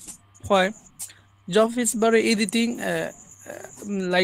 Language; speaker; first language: English; non-native, learner; Bangla